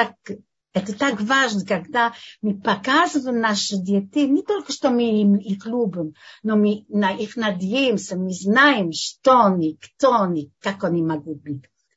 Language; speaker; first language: Russian; non-native, fluent; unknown